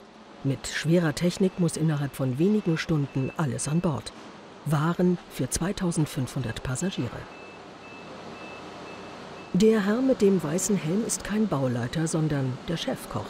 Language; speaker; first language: German; native; German